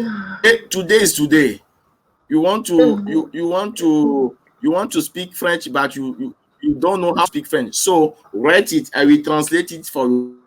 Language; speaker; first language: English; non-native, learner; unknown